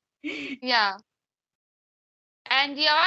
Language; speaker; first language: English; non-native, learner; Hindi